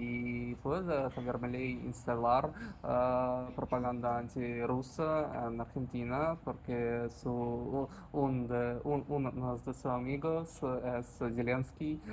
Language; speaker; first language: Spanish; non-native, learner; Russian